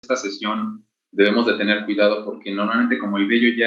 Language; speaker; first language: Spanish; native; Spanish